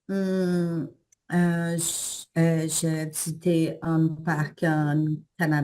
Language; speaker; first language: French; non-native, learner; Portuguese